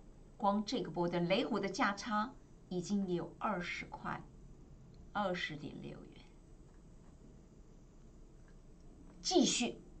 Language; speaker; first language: Chinese; native; Chinese